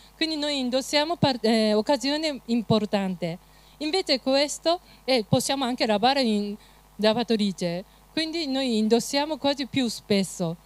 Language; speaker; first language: Italian; non-native, fluent; Japanese